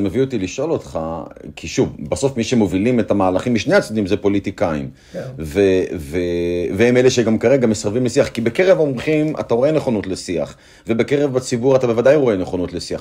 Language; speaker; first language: Hebrew; native; Hebrew